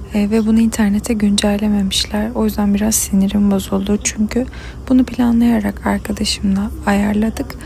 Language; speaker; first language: Turkish; native; Turkish